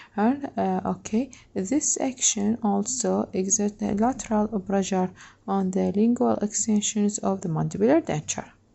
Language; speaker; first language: English; non-native, fluent; Arabic